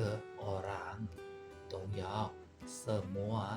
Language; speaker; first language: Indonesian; non-native, fluent; Burmese